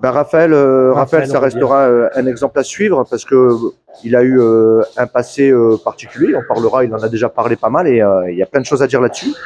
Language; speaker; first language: French; native; French